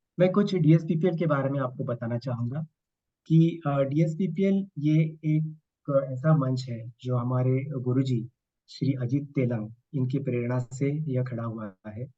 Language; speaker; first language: Hindi; non-native, local second language; Marathi